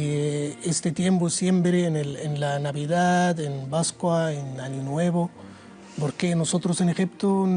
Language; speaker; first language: Spanish; non-native, learner; Arabic